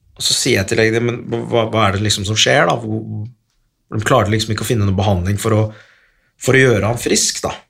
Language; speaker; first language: Norwegian; early bilingual, other home language; Arabic